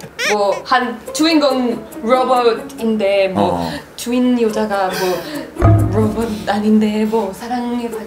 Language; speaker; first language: Korean; non-native, learner; Spanish